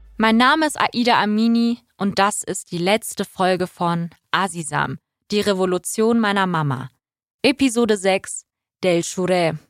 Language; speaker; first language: German; early bilingual, other home language; Persian